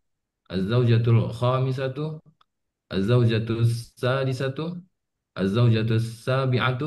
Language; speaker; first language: Arabic; non-native, learner; Indonesian